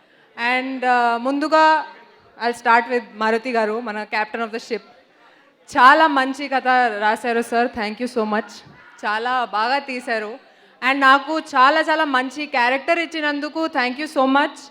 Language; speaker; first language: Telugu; non-native, fluent; Hindi